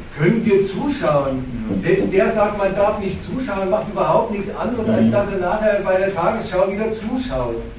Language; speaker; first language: German; native; German